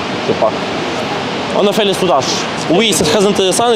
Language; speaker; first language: French; non-native, learner; Ukrainian